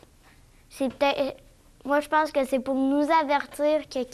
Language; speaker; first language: French; native; French